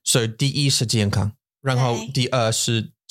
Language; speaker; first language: Chinese; non-native, learner; English